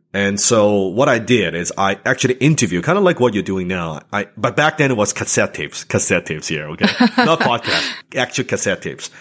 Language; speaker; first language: English; non-native, local second language; Cantonese